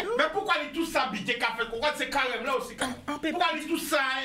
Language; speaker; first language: French; non-native, local second language; Guadeloupean Creole French